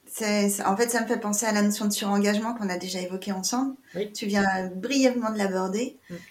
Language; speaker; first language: French; native; French